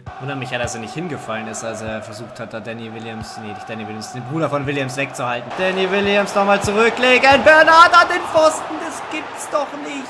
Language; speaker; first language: German; native; German